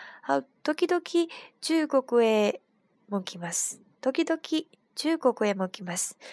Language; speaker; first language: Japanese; non-native, fluent; Chinese